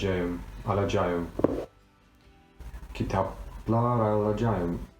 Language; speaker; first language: Turkish; non-native, learner; English